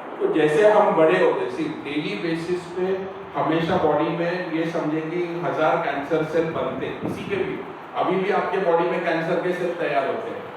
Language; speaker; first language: Hindi; non-native, local second language; Marathi